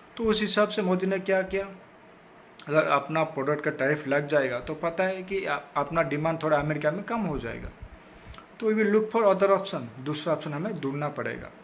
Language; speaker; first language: Hindi; non-native, local second language; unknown